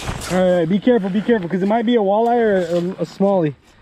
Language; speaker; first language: English; native; English